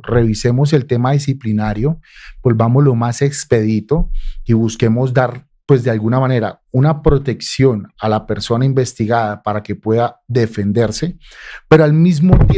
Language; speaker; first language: Spanish; native; Spanish